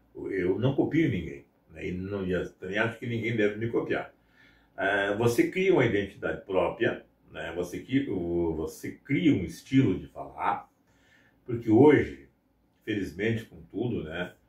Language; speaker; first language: Portuguese; native; Portuguese